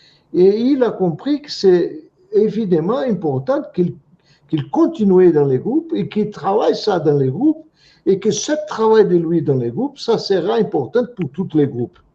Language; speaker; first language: French; non-native, fluent; Portuguese